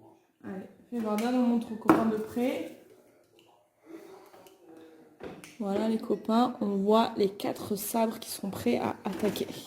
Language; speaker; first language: French; native; French